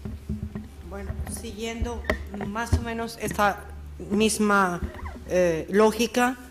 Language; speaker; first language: Spanish; non-native, fluent; French